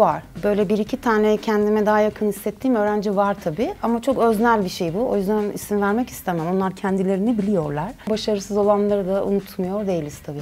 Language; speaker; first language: Turkish; native; Turkish